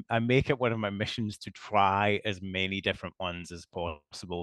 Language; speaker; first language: English; native; English